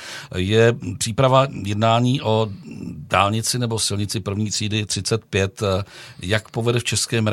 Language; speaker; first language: Czech; native; Czech